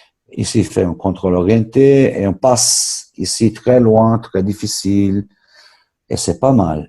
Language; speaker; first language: French; non-native, fluent; Italian